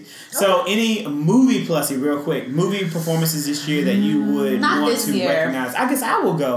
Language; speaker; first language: English; native; English